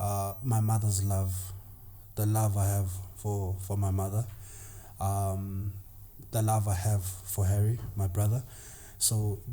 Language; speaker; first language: English; non-native, local second language; Zulu